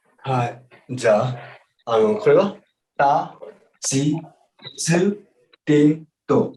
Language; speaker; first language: Japanese; non-native, fluent; Nepali